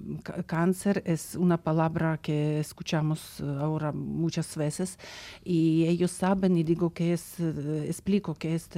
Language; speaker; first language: Spanish; non-native, learner; Ukrainian